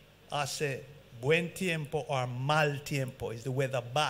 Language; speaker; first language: Spanish; non-native, learner; Jamaican Creole English